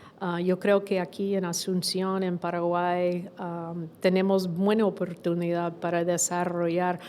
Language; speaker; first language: Spanish; non-native, fluent; English